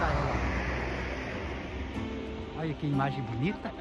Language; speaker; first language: Japanese; non-native, learner; Portuguese